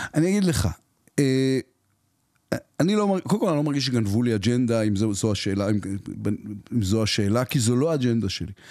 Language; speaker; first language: Hebrew; native; Hebrew